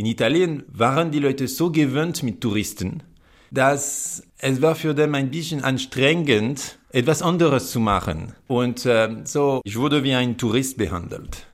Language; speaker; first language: German; non-native, learner; French